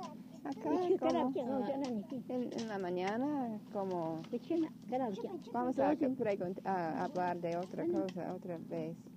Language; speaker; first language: Spanish; non-native, learner; English